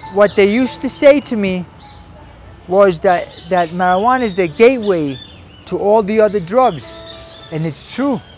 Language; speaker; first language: English; early bilingual, other home language; Spanish